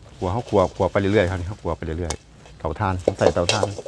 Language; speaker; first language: Thai; non-native, local second language; Lao